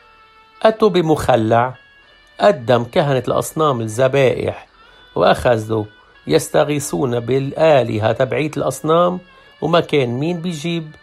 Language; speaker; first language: Arabic; native; Arabic